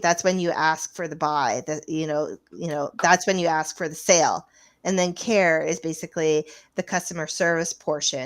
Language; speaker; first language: English; native; English